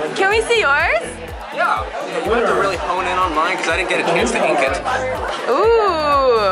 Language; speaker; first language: English; native; English